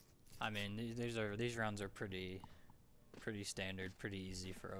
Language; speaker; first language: English; native; English